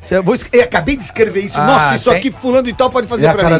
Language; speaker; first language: Portuguese; native; Portuguese